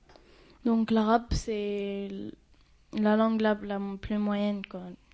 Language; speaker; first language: French; non-native, fluent; Arabic